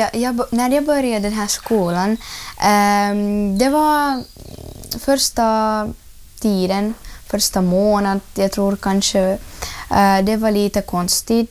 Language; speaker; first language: Swedish; non-native, learner; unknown